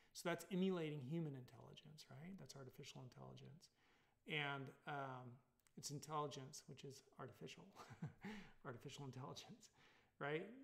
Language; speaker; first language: English; native; English